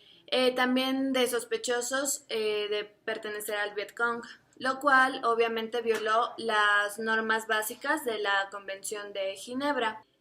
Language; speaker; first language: Spanish; native; Spanish